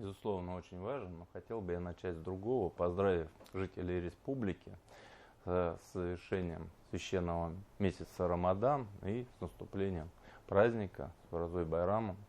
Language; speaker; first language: Russian; native; Russian